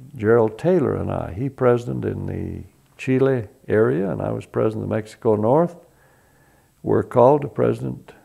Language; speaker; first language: English; early bilingual, other home language; Spanish